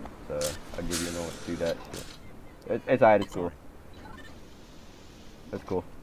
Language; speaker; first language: English; native; English